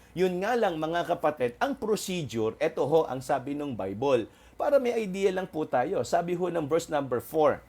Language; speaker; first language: Filipino; non-native, local second language; Waray